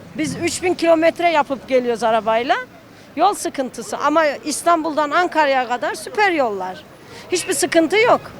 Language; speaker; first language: Turkish; early bilingual, heritage; Turkish